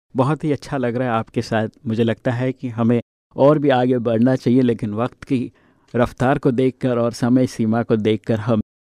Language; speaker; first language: Hindi; native; Hindi